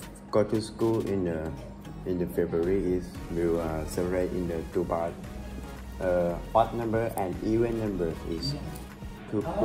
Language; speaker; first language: English; non-native, learner; Thai